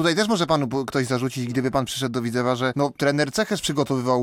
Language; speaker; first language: Polish; native; Polish